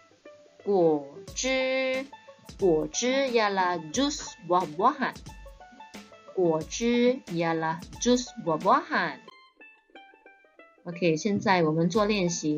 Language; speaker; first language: Chinese; native; Chinese